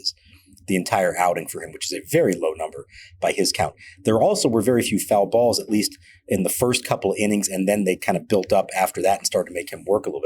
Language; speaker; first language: English; native; English